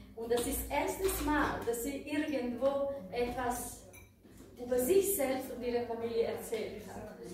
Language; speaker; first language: German; non-native, fluent; Bosnian